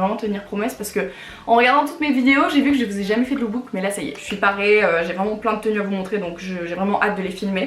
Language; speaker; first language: French; native; French